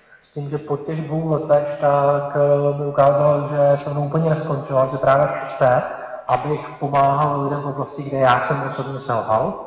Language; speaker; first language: Czech; native; Czech